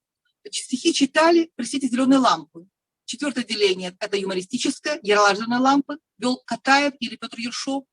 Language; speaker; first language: Russian; native; Russian